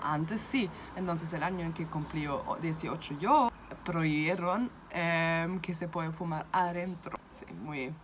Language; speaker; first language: Spanish; non-native, fluent; German